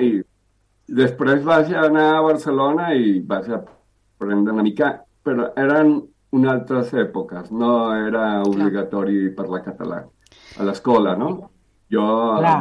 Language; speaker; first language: Catalan; early bilingual, heritage; Spanish